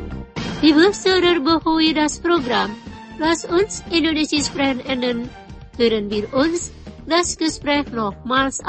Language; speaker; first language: German; non-native, fluent; Indonesian